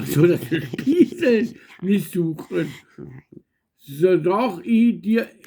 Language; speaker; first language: German; native; German